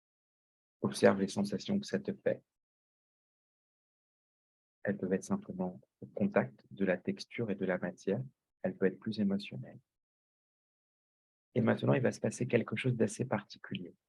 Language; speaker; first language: French; native; French